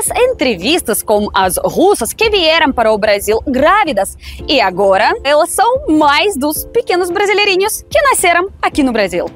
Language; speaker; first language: Portuguese; non-native, fluent; Russian